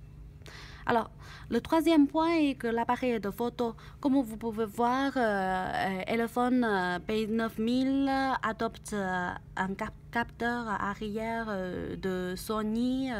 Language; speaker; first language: French; non-native, learner; Chinese